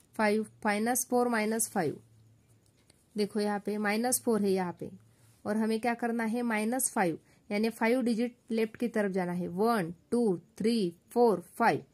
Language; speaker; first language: Hindi; non-native, local second language; Marathi